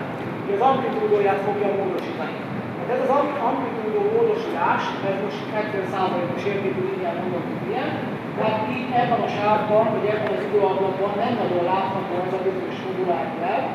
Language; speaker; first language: Hungarian; native; Hungarian